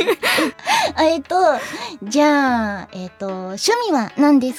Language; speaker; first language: Japanese; native; Japanese